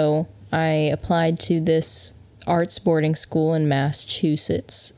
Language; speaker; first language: English; native; English